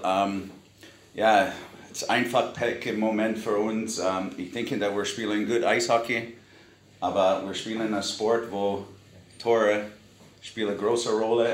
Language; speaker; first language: German; non-native, fluent; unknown